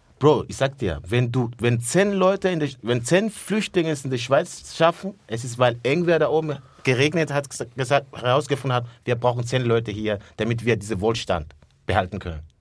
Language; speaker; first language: German; early bilingual, other home language; Rundi